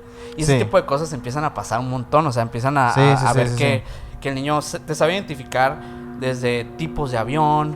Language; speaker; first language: Spanish; native; Spanish